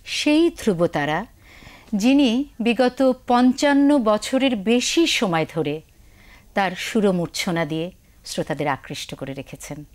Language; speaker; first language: Bangla; native; Bangla